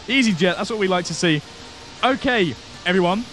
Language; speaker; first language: English; native; English